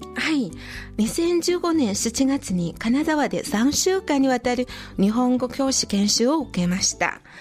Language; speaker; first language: Japanese; non-native, fluent; Chinese